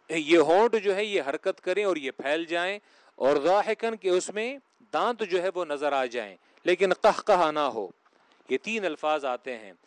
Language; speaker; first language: Urdu; non-native, local second language; Pashto